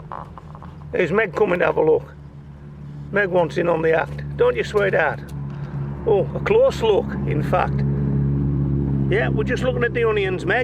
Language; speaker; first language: English; native; English